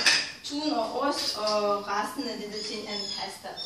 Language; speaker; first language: Danish; non-native, fluent; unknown